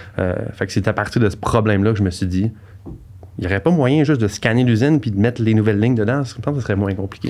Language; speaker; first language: French; native; French